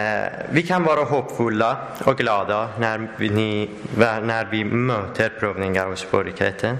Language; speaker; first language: Swedish; non-native, learner; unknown